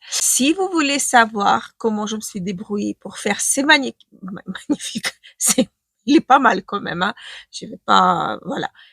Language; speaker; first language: French; non-native, fluent; Ukrainian